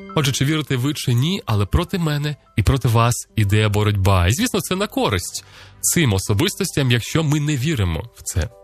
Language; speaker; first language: Ukrainian; native; Ukrainian